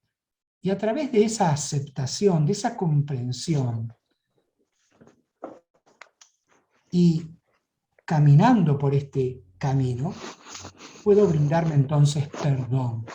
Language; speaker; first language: Spanish; native; Spanish